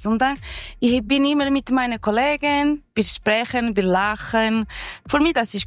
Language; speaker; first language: German; non-native, learner; Portuguese